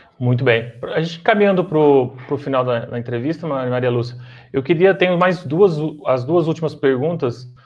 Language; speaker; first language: Portuguese; native; Portuguese